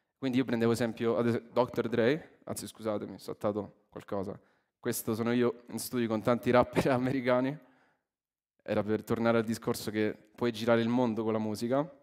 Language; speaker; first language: Italian; early bilingual, other home language; English